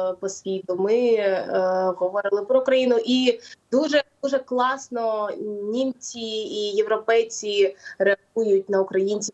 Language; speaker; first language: Ukrainian; non-native, local second language; Russian